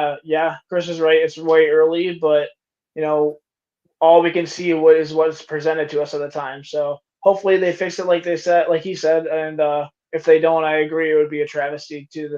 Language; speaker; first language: English; native; English